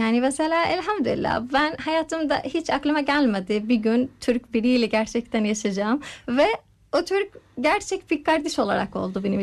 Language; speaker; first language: Turkish; non-native, learner; Arabic